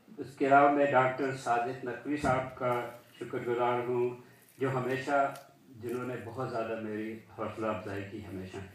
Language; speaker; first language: Urdu; early bilingual, heritage; Urdu